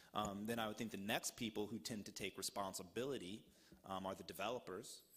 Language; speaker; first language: English; native; English